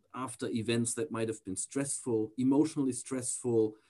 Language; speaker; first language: English; non-native, fluent; German